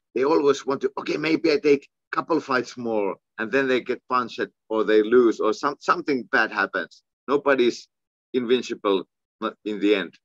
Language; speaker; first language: English; non-native, fluent; Finnish